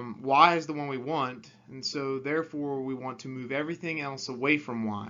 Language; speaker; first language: English; native; English